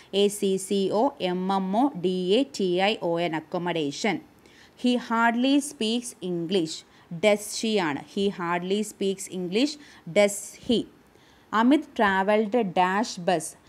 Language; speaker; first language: English; non-native, local second language; Malayalam